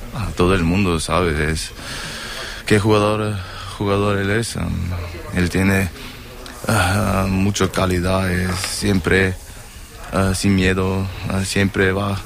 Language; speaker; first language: Spanish; non-native, learner; German